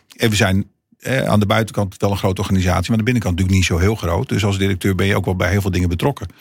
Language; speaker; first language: Dutch; non-native, fluent; Portuguese